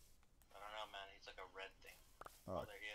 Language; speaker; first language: English; native; English